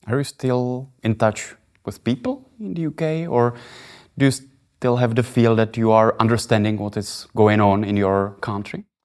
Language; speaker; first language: English; non-native, fluent; Czech